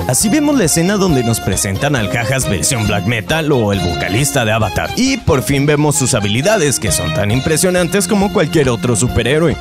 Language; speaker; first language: Spanish; native; Spanish